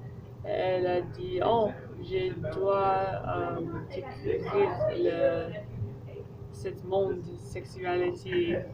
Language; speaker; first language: French; non-native, learner; English